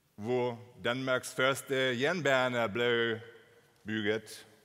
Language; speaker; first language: Danish; non-native, fluent; German